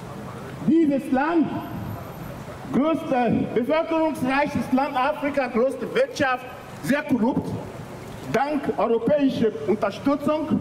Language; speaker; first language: German; non-native, fluent; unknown